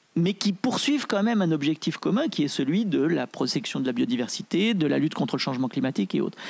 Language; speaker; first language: French; native; French